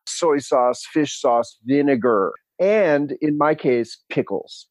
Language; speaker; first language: English; native; English